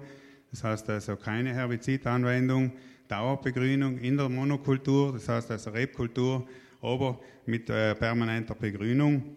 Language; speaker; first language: German; native; German